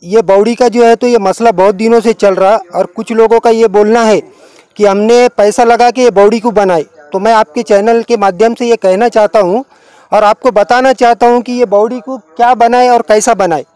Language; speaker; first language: Hindi; non-native, local second language; Urdu